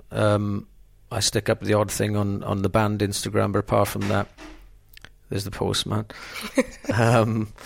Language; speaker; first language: English; native; English